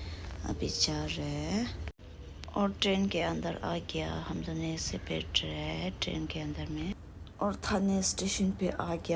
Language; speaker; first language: Hindi; non-native, fluent; Tibetan